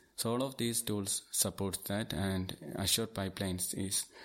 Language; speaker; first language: English; non-native, local second language; Malayalam